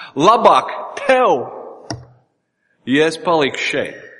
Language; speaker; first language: Latvian; non-native, learner; English